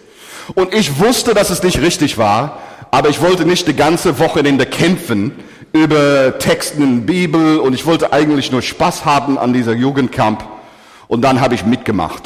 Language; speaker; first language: German; non-native, fluent; English